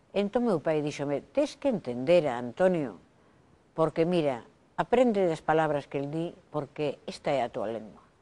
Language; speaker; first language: Galician; non-native, local second language; Spanish